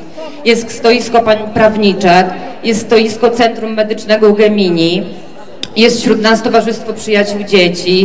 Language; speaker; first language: Polish; native; Polish